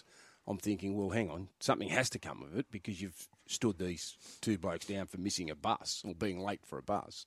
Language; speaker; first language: English; native; English